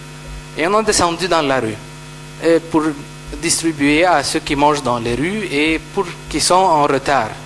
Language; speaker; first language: French; non-native, fluent; Arabic